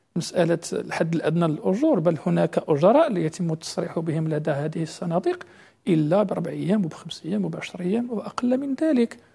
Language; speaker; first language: Arabic; native; Arabic